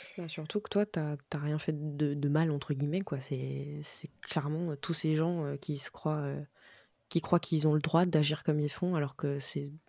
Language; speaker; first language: French; native; French